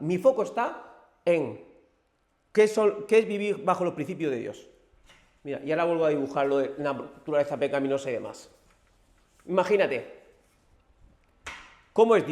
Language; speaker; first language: Spanish; native; Spanish